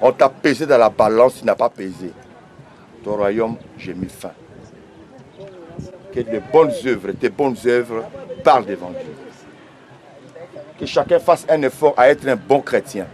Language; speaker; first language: French; non-native, local second language; Lingala